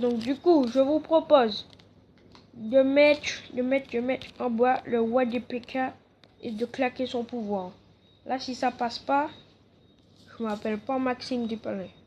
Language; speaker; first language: French; native; French